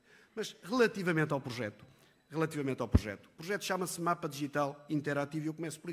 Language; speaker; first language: Portuguese; native; Portuguese